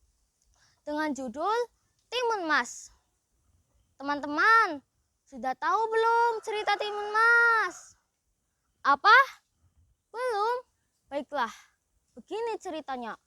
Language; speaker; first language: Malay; non-native, local second language; Javanese